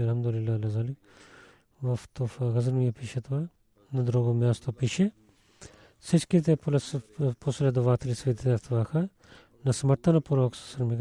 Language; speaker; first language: Bulgarian; non-native, learner; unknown